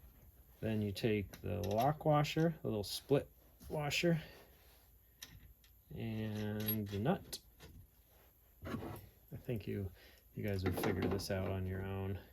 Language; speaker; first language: English; native; English